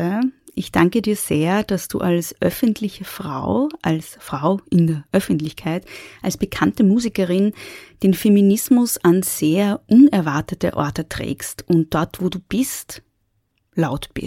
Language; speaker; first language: German; native; German